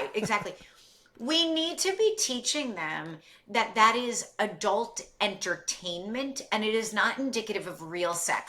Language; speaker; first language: English; native; English